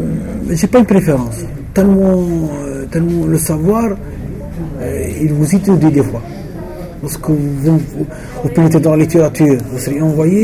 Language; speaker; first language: French; non-native, local second language; Arabic